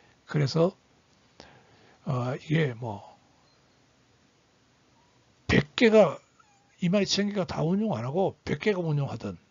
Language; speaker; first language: Korean; native; Korean